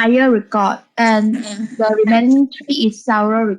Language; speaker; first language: English; non-native, learner; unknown